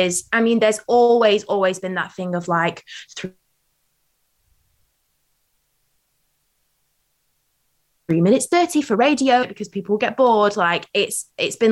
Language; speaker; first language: English; native; English